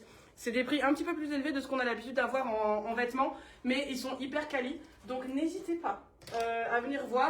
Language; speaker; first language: French; native; French